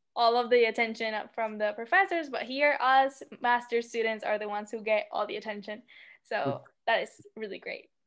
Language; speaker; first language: English; non-native, fluent; Spanish